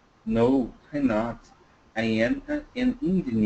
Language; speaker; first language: English; non-native, learner; Portuguese